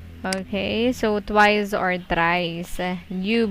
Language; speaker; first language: English; non-native, local second language; Filipino